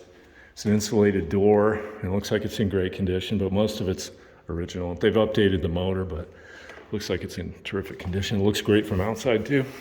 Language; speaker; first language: English; native; English